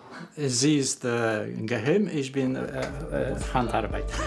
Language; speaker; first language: German; non-native, learner; Polish